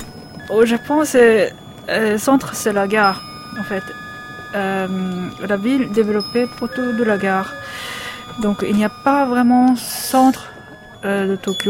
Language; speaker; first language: French; non-native, learner; Japanese